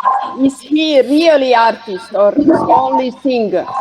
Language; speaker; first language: English; non-native, learner; Hungarian